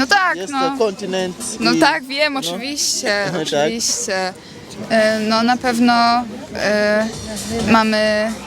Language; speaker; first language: Polish; native; Polish